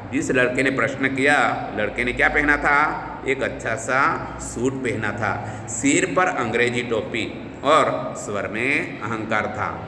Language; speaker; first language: Hindi; non-native, local second language; Gujarati